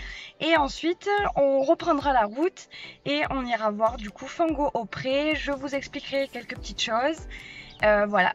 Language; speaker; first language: French; native; French